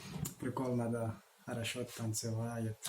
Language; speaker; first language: Russian; non-native, learner; Portuguese